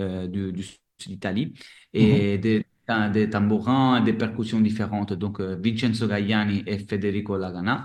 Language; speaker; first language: French; non-native, fluent; Italian